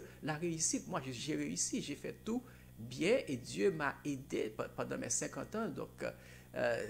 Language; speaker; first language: French; non-native, local second language; Haitian Creole